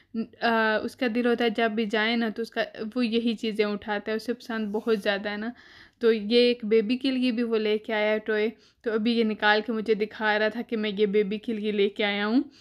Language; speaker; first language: Urdu; native; Urdu